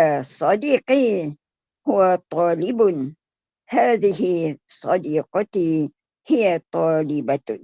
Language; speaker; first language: Arabic; non-native, learner; Malay